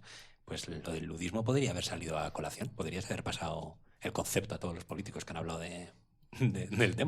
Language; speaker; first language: Spanish; native; Spanish